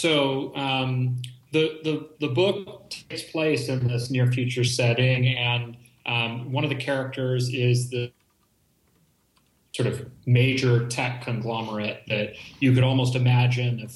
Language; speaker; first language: English; native; English